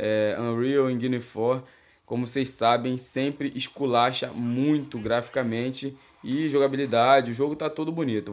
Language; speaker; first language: Portuguese; native; Portuguese